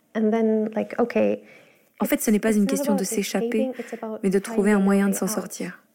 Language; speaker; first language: French; non-native, fluent; Arabic